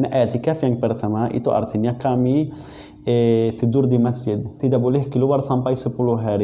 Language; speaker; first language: Indonesian; non-native, learner; Arabic